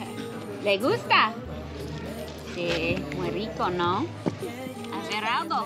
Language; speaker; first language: Spanish; non-native, learner; English